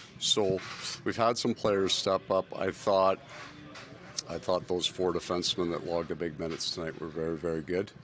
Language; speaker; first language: English; native; English